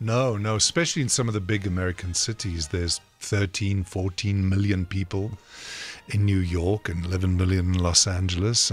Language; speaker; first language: English; non-native, local second language; Afrikaans